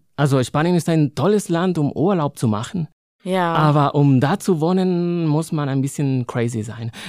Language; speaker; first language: German; non-native, fluent; Spanish